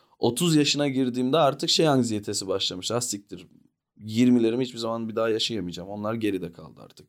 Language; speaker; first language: Turkish; early bilingual, heritage; Turkish